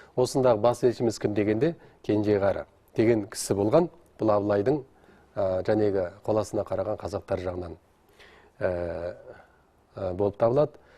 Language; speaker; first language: Kazakh; native; Kazakh